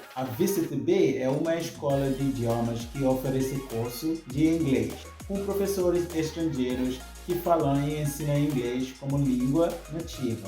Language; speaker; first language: Portuguese; non-native, fluent; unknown